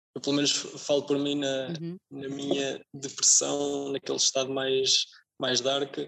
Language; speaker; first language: Portuguese; native; Portuguese